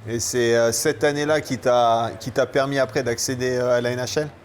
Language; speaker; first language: French; native; French